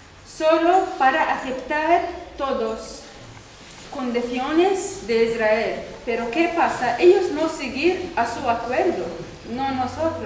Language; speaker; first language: Spanish; non-native, learner; Arabic